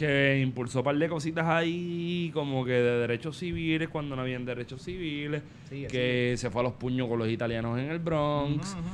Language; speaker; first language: Spanish; native; Spanish